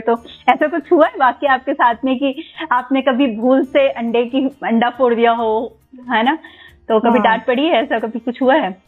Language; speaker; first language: Hindi; native; Hindi